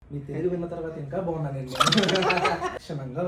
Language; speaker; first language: Telugu; native; Telugu